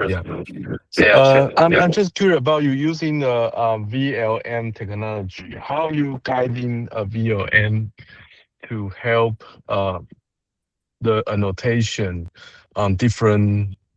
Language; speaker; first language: English; non-native, learner; Chinese